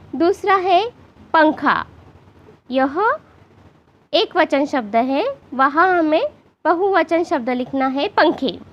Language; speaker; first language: Hindi; non-native, local second language; Marathi